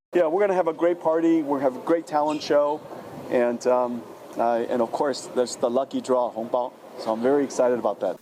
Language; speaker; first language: English; early bilingual, other home language; Min Nan Chinese